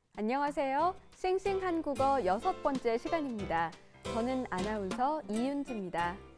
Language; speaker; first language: Korean; native; Korean